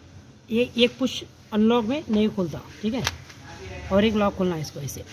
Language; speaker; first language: Hindi; native; Hindi